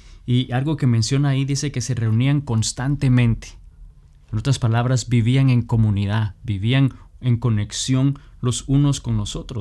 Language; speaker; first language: Spanish; native; Spanish